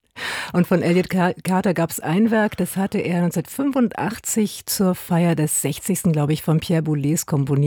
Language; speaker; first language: German; native; German